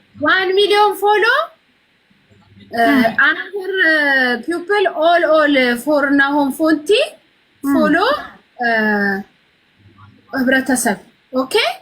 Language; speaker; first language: English; non-native, learner; Amharic